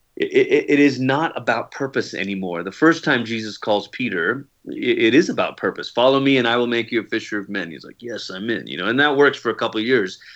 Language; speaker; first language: English; native; English